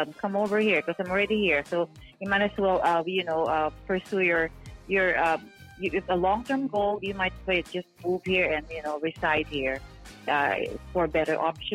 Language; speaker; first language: English; non-native, local second language; Filipino